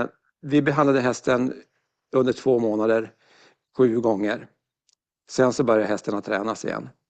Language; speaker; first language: Swedish; native; Swedish